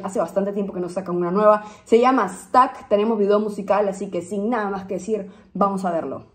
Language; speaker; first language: Spanish; native; Spanish